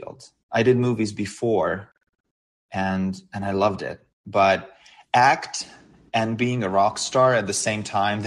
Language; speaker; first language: English; non-native, fluent; Hungarian